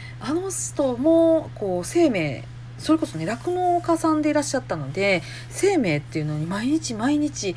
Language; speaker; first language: Japanese; native; Japanese